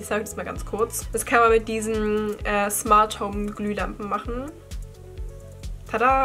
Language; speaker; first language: German; native; German